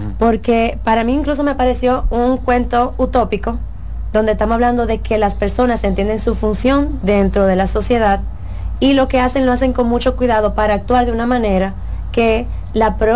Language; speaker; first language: Spanish; native; Spanish